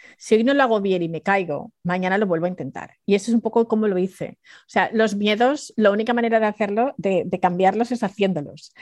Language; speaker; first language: Spanish; early bilingual, other home language; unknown